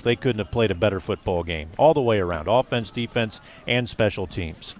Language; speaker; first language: English; native; English